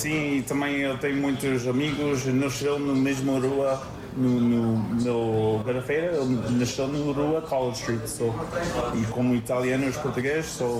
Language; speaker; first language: Portuguese; early bilingual, heritage; Portuguese